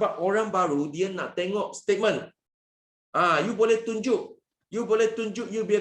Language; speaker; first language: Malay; non-native, local second language; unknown